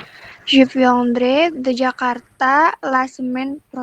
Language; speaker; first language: French; non-native, learner; Indonesian